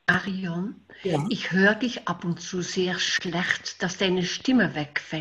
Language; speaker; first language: German; non-native, fluent; Dutch